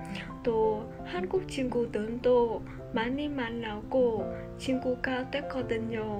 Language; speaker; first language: Korean; non-native, learner; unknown